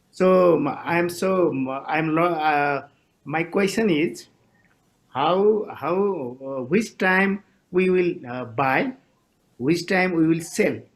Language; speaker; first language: English; non-native, local second language; Nepali